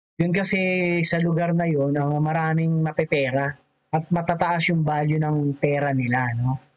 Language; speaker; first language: Filipino; native; Filipino